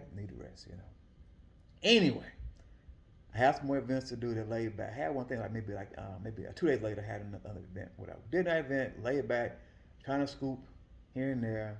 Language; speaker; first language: English; native; English